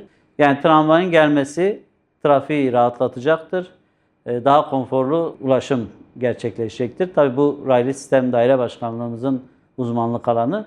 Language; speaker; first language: Turkish; native; Turkish